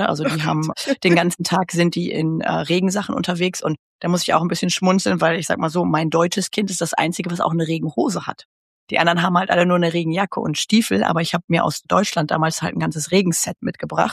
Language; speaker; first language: German; native; German